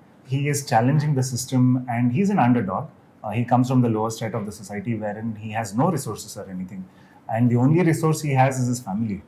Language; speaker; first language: English; non-native, local second language; Kannada